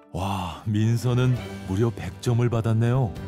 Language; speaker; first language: Korean; native; Korean